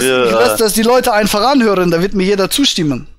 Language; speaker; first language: German; native; German